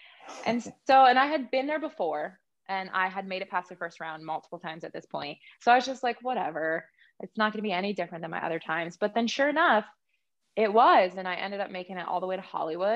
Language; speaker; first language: English; native; English